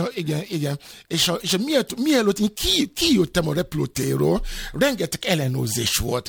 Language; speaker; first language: Hungarian; non-native, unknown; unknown